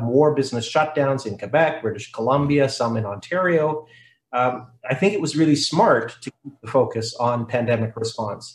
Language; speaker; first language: English; native; English